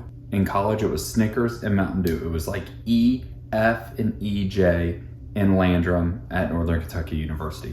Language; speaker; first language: English; native; English